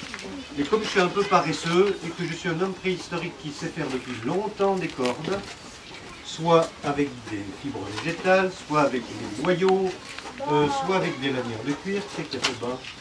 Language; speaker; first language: French; native; French